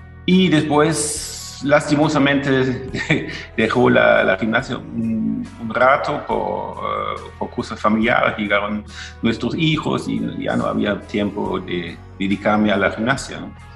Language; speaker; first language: Spanish; non-native, fluent; German